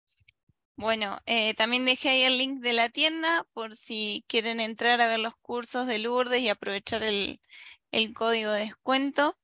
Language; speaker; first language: Spanish; native; Spanish